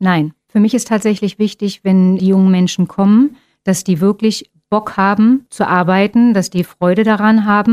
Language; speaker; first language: German; native; German